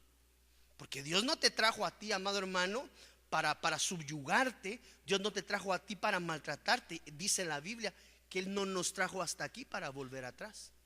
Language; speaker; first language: Spanish; native; Spanish